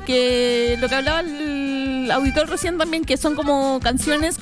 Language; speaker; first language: Spanish; native; Spanish